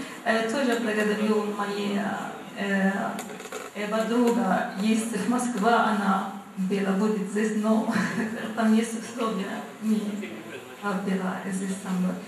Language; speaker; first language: Russian; non-native, learner; Arabic